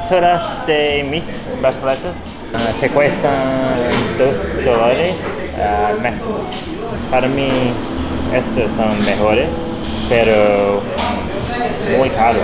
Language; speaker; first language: Spanish; non-native, learner; English